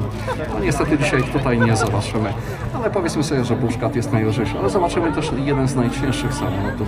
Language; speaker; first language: Polish; native; Polish